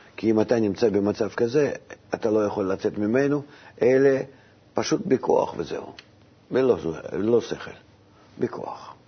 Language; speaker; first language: Hebrew; non-native, fluent; Russian